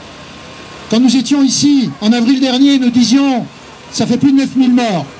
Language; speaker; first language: French; native; French